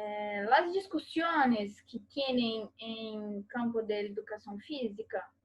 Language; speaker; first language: Spanish; non-native, learner; Portuguese